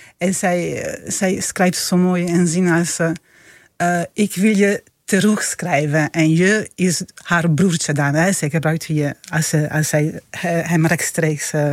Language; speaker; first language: Dutch; non-native, fluent; Italian